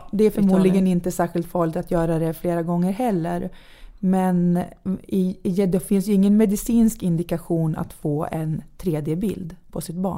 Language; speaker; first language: Swedish; native; Swedish